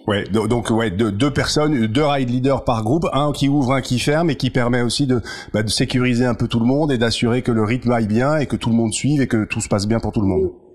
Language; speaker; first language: French; native; French